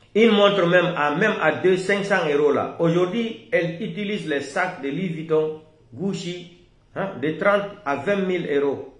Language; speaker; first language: French; non-native, local second language; Fula